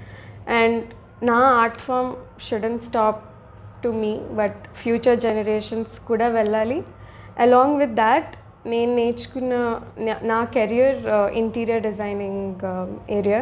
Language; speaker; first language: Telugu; early bilingual, heritage; Telugu